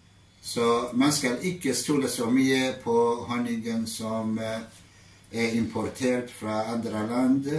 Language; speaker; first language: Norwegian; non-native, fluent; Arabic